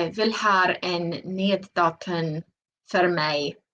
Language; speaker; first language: Swedish; non-native, learner; English